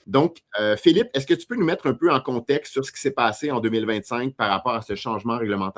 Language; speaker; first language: French; native; French